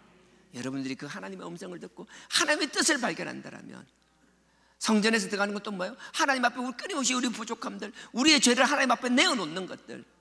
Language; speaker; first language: Korean; native; Korean